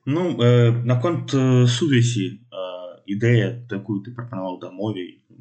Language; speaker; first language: Belarusian; non-native, local second language; Russian